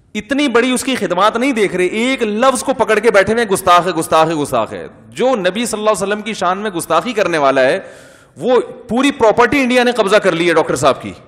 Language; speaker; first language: Urdu; native; Urdu